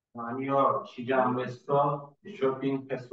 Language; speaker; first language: Korean; non-native, learner; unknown